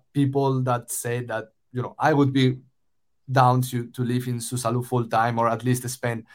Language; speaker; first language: English; non-native, fluent; Spanish